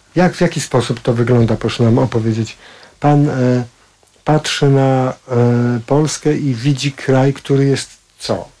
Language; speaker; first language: Polish; native; Polish